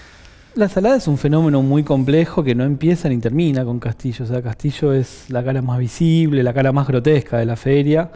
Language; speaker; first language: Spanish; native; Spanish